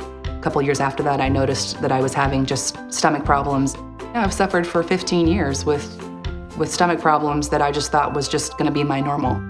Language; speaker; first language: English; native; English